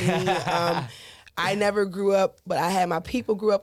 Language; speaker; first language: English; native; English